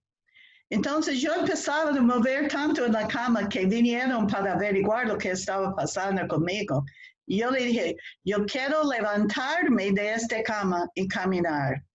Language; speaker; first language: Spanish; non-native, fluent; English